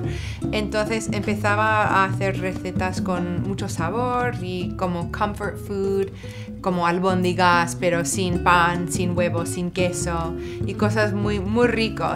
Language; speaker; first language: Spanish; non-native, fluent; English